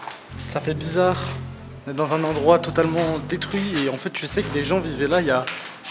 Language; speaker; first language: French; native; French